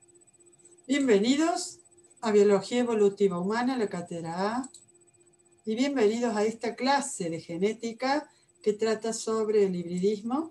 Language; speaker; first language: Spanish; native; Spanish